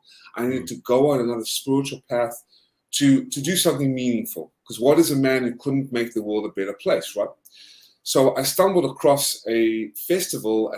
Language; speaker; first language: English; native; English